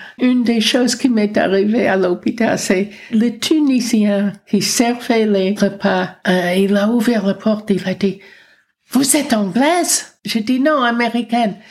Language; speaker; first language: French; non-native, fluent; English